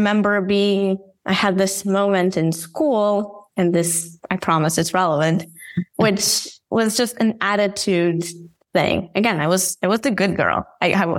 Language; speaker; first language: English; non-native, fluent; Portuguese